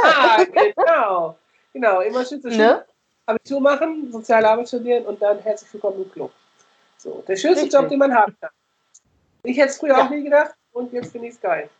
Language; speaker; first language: German; native; German